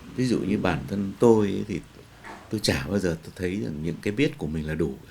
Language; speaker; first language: Vietnamese; native; Vietnamese